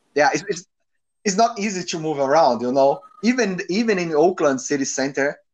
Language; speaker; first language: English; non-native, learner; Portuguese